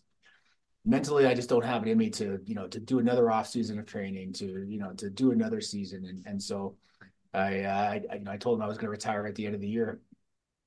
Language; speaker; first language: English; native; English